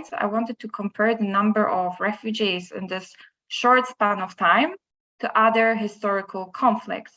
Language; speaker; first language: English; non-native, fluent; Polish